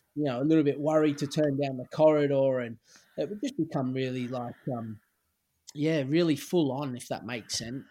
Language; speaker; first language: English; native; English